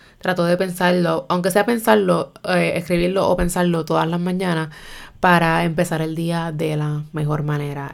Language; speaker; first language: Spanish; native; Spanish